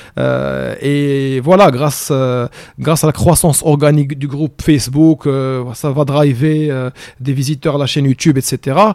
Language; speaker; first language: French; non-native, local second language; Arabic